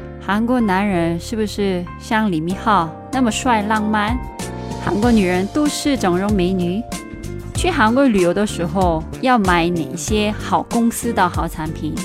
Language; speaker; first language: Chinese; non-native, fluent; Korean